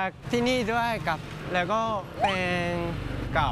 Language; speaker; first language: Thai; non-native, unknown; Japanese